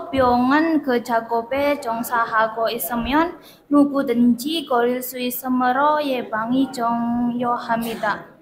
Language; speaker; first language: Korean; non-native, fluent; Indonesian